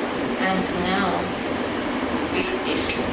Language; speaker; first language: English; non-native, learner; Persian